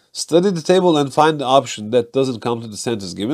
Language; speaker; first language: English; non-native, fluent; Turkish